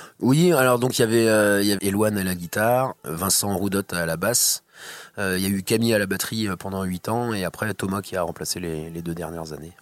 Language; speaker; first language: French; native; French